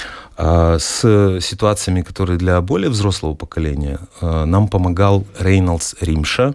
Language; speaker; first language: Russian; native; Russian